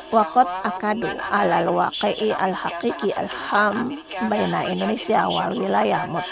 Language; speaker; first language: Arabic; non-native, fluent; Indonesian